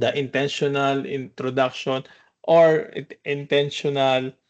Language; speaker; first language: English; non-native, local second language; Filipino